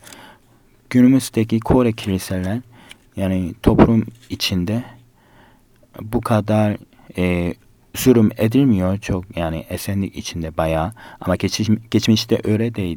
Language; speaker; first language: Turkish; non-native, fluent; Korean